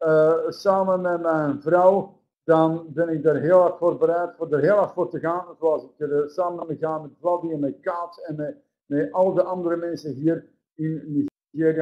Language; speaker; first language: Dutch; native; Dutch